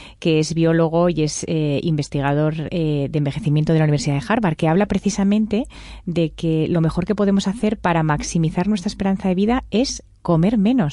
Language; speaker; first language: Spanish; native; Spanish